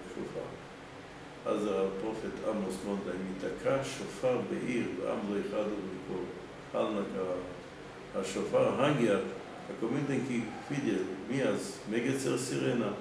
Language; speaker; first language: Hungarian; early bilingual, heritage; Hungarian